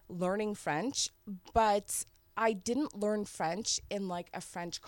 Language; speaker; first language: English; native; English